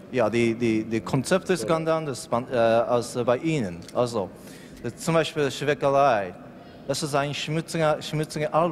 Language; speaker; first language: German; non-native, learner; Japanese